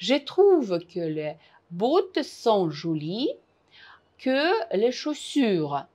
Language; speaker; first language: French; non-native, fluent; Uzbek